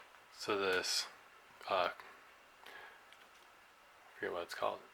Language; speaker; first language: English; native; English